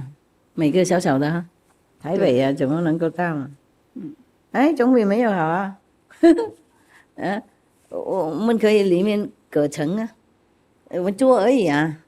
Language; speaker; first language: Chinese; non-native, fluent; Vietnamese